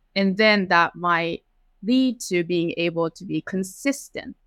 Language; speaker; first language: English; early bilingual, other home language; Japanese